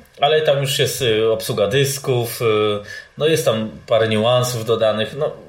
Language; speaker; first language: Polish; native; Polish